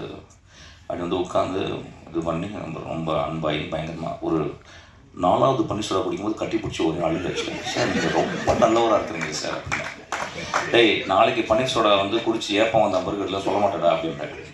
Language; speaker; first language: Tamil; native; Tamil